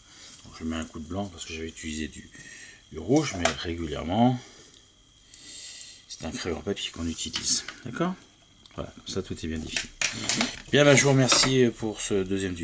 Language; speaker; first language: French; native; French